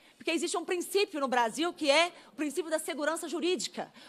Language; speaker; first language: Portuguese; native; Portuguese